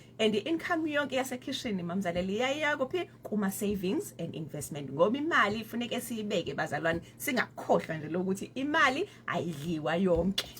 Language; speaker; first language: Zulu; native; Zulu